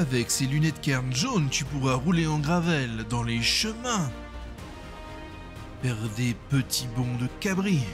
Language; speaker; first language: French; native; French